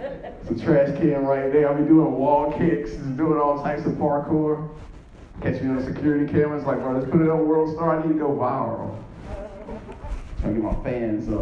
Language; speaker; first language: English; native; English